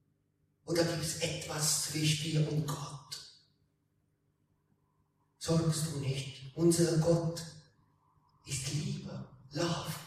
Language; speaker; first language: German; non-native, learner; Italian